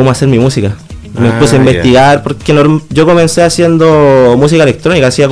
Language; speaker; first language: Spanish; native; Spanish